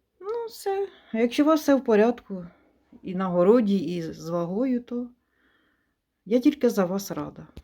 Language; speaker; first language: Ukrainian; non-native, local second language; Russian